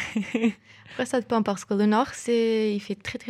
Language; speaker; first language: French; non-native, fluent; Portuguese